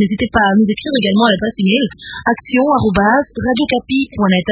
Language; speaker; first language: French; non-native, local second language; Lingala